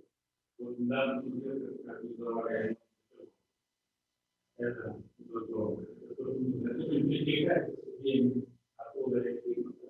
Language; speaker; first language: Russian; native; Russian